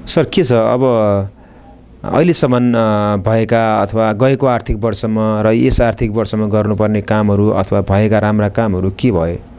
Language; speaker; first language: Nepali; native; Nepali